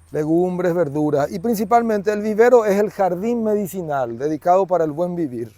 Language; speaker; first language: Spanish; native; Spanish